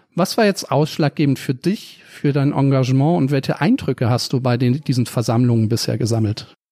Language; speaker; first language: German; native; German